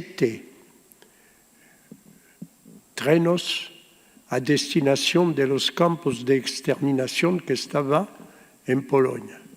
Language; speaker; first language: Spanish; early bilingual, heritage; Ladino